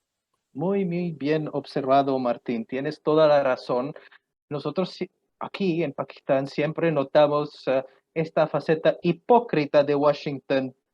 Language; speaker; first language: Spanish; non-native, fluent; Punjabi